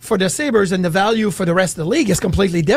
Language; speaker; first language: English; native; English